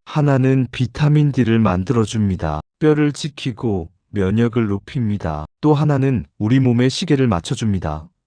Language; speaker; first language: Korean; native; Korean